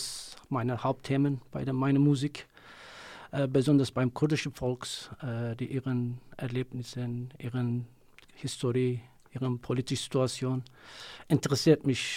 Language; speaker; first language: German; non-native, learner; Kurdish